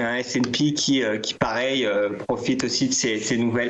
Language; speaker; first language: French; native; French